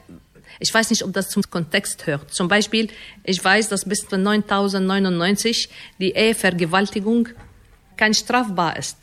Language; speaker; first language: German; non-native, fluent; Arabic